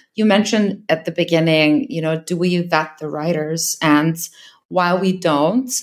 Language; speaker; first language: English; non-native, fluent; Serbian